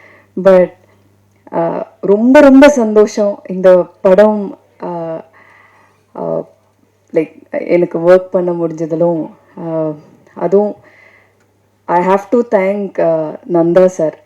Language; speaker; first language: Tamil; non-native, fluent; Malayalam